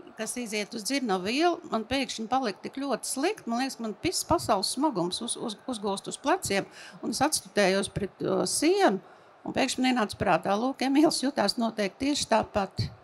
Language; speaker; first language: Latvian; native; Latvian